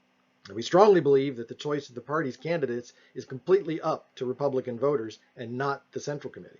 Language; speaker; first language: English; native; English